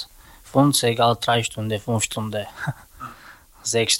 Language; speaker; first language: German; non-native, learner; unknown